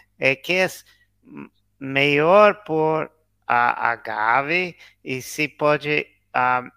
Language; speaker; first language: Portuguese; non-native, learner; English